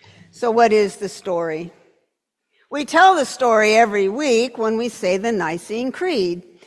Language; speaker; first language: English; native; English